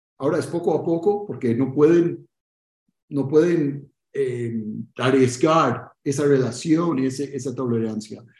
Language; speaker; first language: Spanish; early bilingual, heritage; Spanish